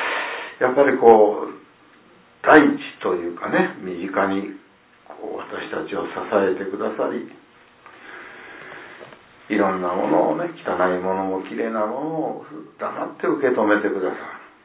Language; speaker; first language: Japanese; native; Japanese